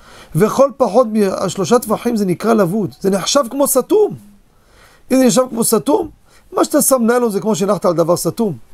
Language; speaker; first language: Hebrew; native; Hebrew